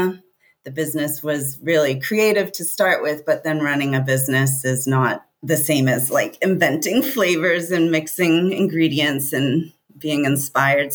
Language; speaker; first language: English; native; English